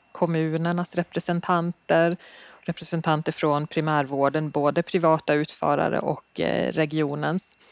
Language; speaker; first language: Swedish; native; Swedish